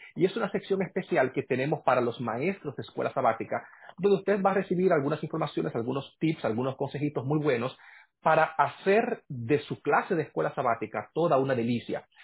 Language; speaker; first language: Spanish; native; Spanish